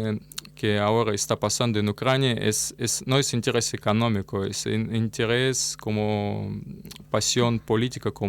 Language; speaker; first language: Spanish; non-native, learner; Russian